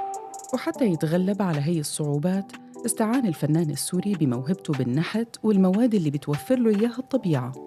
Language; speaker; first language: Arabic; native; Arabic